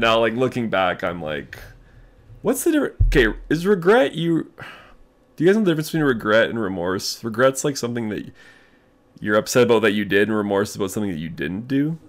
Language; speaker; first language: English; native; English